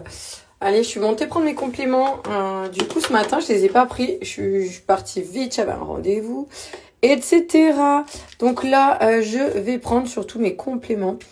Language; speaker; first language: French; native; French